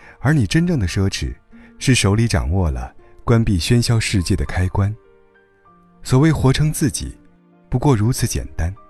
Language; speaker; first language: Chinese; native; Chinese